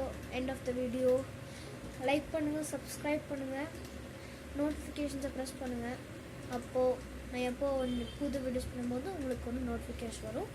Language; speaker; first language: Tamil; early bilingual, heritage; Tamil